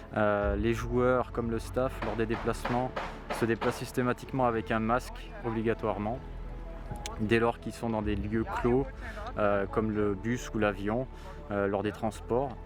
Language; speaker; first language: French; native; French